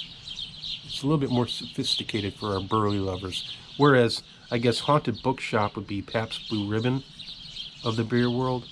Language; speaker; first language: English; native; English